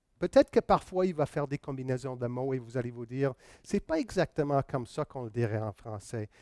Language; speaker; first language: French; non-native, local second language; English